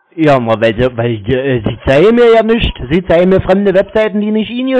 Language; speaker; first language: German; native; German